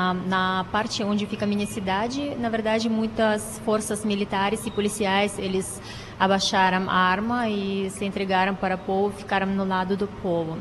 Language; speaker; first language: Portuguese; non-native, fluent; Ukrainian